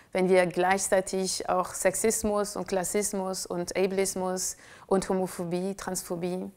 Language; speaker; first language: German; non-native, fluent; French